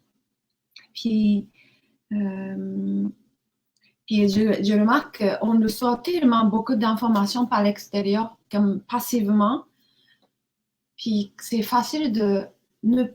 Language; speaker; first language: French; non-native, learner; Japanese